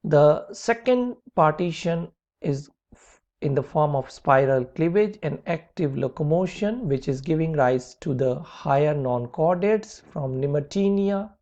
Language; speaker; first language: English; non-native, local second language; Hindi